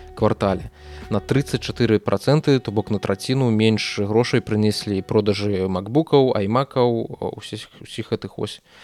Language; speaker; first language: Belarusian; native; Belarusian